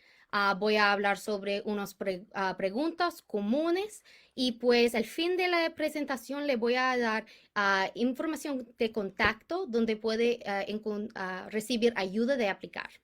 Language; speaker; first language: Spanish; non-native, fluent; English